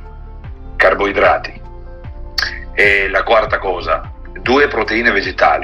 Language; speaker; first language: Italian; non-native, learner; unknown